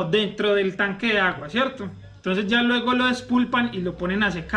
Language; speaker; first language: Spanish; native; Spanish